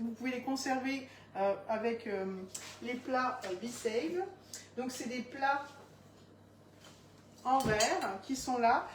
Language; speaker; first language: French; native; French